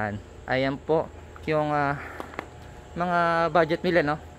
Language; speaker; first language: Filipino; native; Filipino